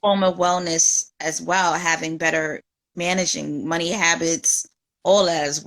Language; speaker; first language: English; native; English